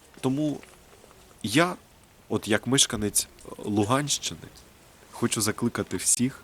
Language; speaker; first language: Ukrainian; non-native, local second language; Russian